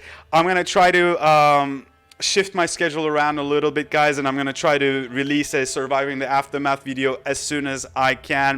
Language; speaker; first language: English; non-native, fluent; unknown